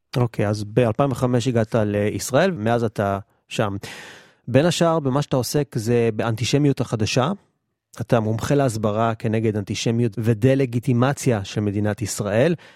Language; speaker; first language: Hebrew; native; Hebrew